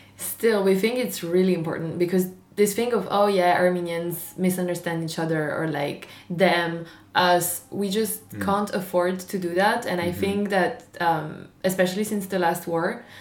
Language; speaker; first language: English; non-native, fluent; French